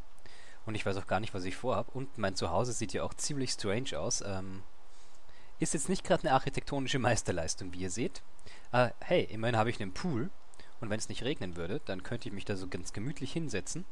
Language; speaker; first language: German; native; German